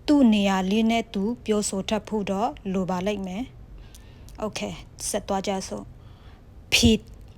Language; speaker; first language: Burmese; non-native, local second language; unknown